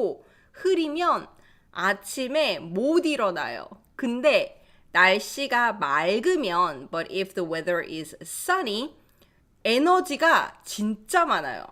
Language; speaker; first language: Korean; native; Korean